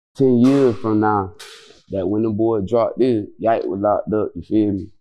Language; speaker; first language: English; native; English